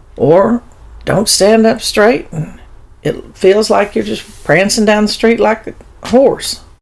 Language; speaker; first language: English; early bilingual, other home language; German